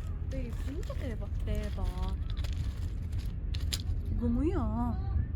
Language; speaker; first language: Korean; non-native, learner; Arabic